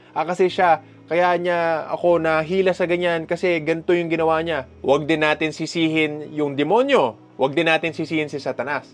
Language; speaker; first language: Filipino; non-native, local second language; Cebuano